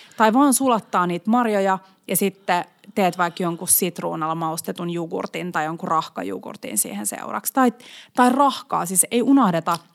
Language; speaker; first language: Finnish; non-native, local second language; Swedish